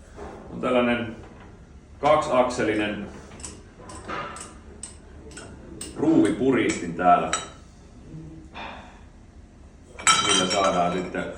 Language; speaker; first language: Finnish; native; Finnish